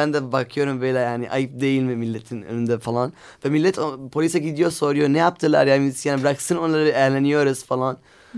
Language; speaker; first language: Turkish; non-native, learner; Arabic